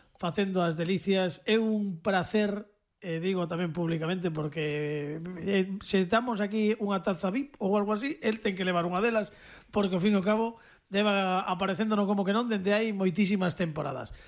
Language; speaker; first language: Galician; non-native, local second language; Spanish